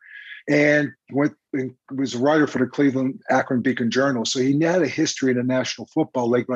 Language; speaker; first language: English; native; English